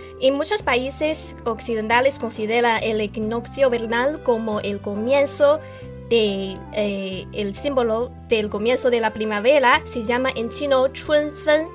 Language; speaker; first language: Spanish; non-native, fluent; Chinese